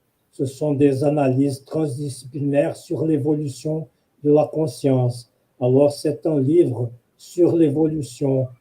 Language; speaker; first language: French; non-native, fluent; Portuguese